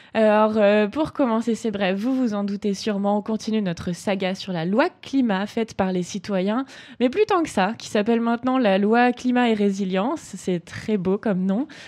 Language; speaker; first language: French; native; French